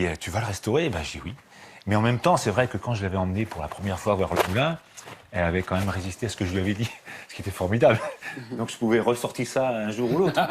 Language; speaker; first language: French; native; French